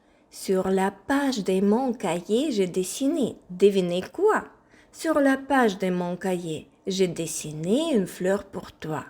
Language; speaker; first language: French; non-native, fluent; Ukrainian